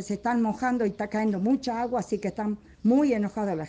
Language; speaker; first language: Spanish; native; Spanish